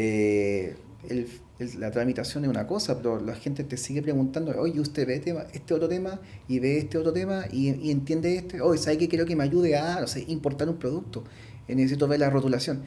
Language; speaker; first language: Spanish; native; Spanish